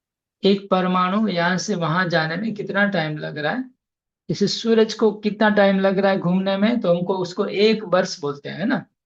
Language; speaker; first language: Hindi; non-native, local second language; Bangla